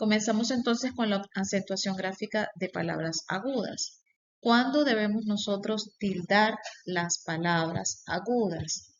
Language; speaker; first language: Spanish; native; Spanish